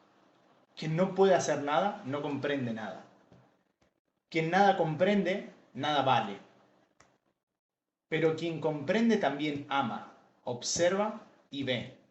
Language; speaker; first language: Spanish; native; Spanish